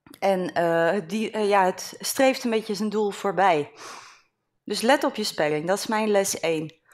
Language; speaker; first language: Dutch; native; Dutch